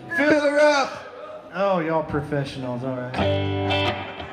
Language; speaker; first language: English; native; English